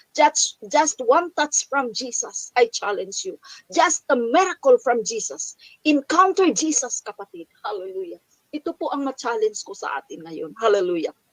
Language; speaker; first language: Filipino; non-native, local second language; Cebuano